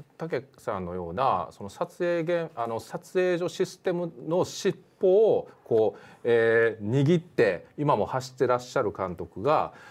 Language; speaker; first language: Japanese; native; Japanese